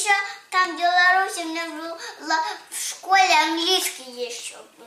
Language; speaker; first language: Russian; early bilingual, heritage; Russian